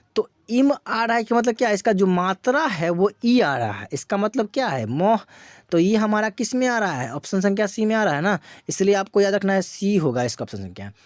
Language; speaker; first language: Hindi; native; Hindi